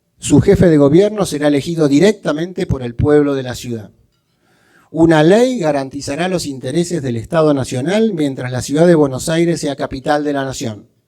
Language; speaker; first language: Spanish; native; Spanish